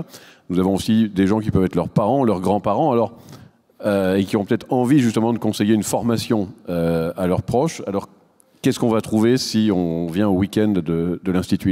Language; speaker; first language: French; native; French